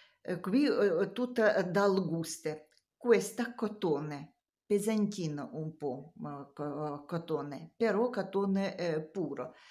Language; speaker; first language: Italian; non-native, learner; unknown